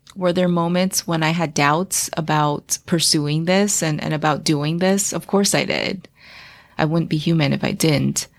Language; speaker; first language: English; early bilingual, other home language; Chinese